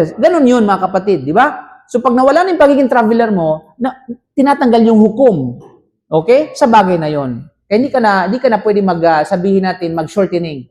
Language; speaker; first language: Filipino; non-native, local second language; Cebuano